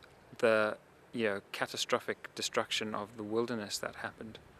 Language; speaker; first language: English; native; English